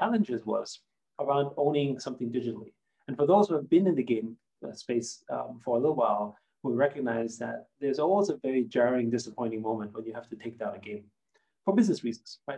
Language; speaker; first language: English; non-native, fluent; German